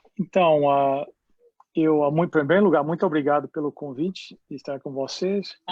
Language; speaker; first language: Portuguese; non-native, fluent; English